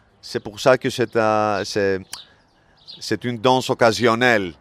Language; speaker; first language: French; non-native, learner; Greek